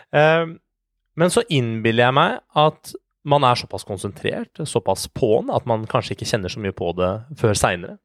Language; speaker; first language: Norwegian; early bilingual, other home language; Persian